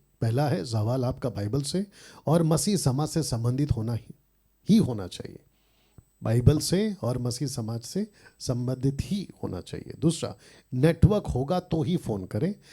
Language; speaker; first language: Hindi; native; Hindi